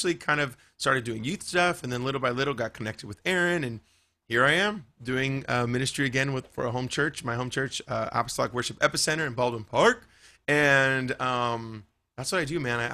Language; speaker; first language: English; native; English